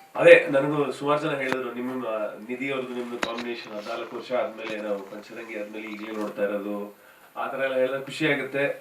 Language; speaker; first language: Kannada; native; Kannada